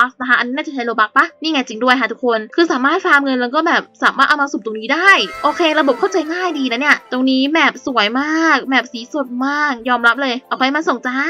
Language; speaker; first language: Thai; native; Thai